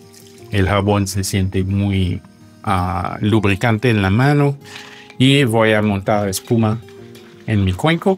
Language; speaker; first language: Spanish; non-native, fluent; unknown